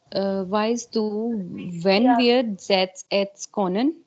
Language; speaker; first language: German; non-native, learner; Hindi